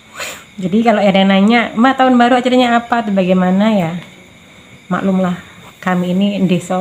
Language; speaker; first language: Indonesian; native; Indonesian